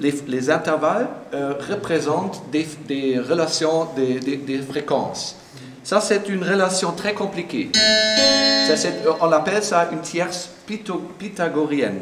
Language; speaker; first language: French; non-native, fluent; German